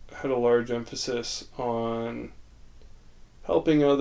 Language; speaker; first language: English; native; English